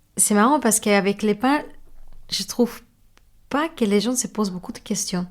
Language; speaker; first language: French; non-native, fluent; Spanish